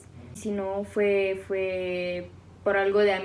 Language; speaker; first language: Spanish; non-native, fluent; French